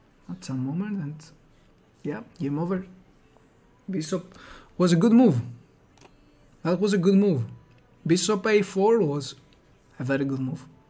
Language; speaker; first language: English; non-native, fluent; Greek